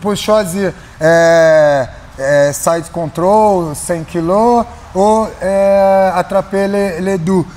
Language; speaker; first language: French; non-native, learner; Portuguese